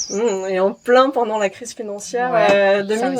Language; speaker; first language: French; native; French